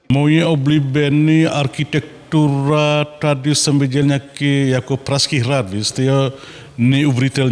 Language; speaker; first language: Czech; non-native, learner; Balinese